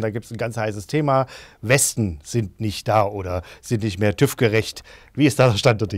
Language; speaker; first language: German; native; German